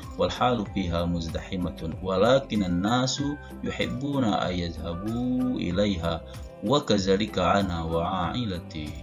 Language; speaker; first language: Arabic; non-native, fluent; Indonesian